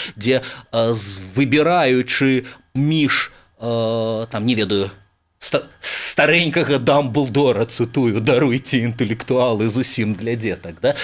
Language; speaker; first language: Belarusian; native; Belarusian